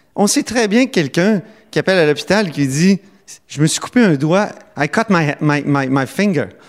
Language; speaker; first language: French; native; French